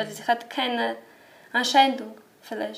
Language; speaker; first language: German; non-native, learner; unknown